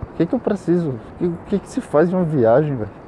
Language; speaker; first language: Portuguese; native; Portuguese